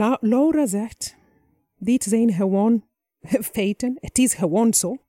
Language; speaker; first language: Dutch; non-native, fluent; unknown